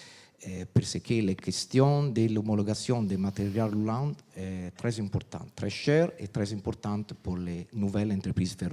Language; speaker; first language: French; non-native, fluent; Italian